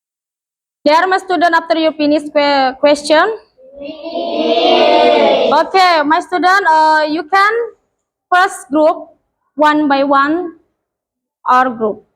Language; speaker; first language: English; non-native, learner; Indonesian